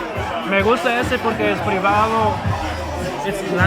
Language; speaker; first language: Spanish; non-native, learner; English